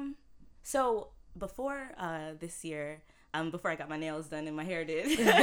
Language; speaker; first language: English; early bilingual, other home language; Haitian Creole